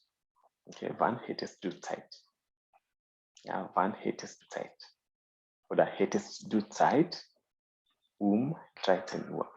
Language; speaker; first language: German; non-native, fluent; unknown